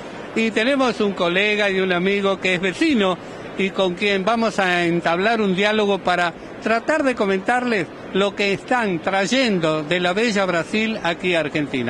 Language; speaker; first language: Spanish; native; Spanish